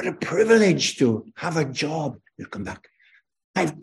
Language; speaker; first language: English; native; English